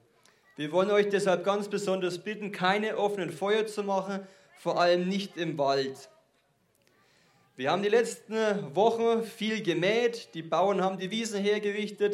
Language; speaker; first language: German; native; German